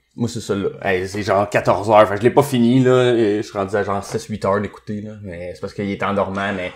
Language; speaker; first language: French; native; French